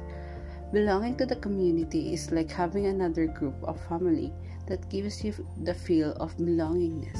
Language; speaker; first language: English; non-native, local second language; Filipino